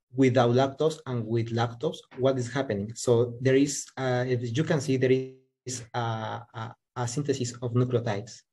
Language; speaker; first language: English; non-native, fluent; Spanish